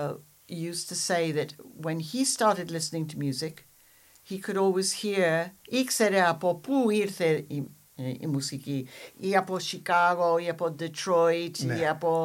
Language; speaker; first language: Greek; non-native, fluent; English